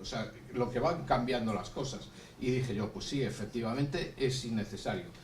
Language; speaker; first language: Spanish; native; Spanish